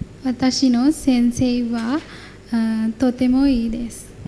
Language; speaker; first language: Japanese; non-native, learner; Sinhala